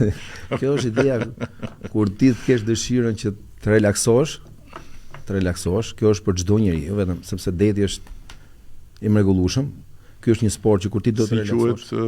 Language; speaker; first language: Albanian; native; Albanian